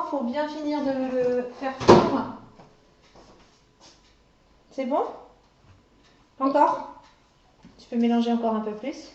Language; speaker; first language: French; native; French